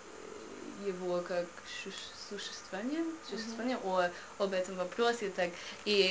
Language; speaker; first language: Russian; non-native, learner; English